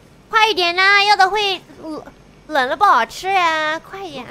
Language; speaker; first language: Chinese; early bilingual, heritage; Chinese